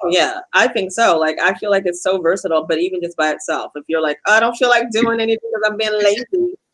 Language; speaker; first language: English; native; English